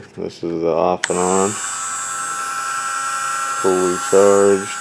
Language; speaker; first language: English; native; English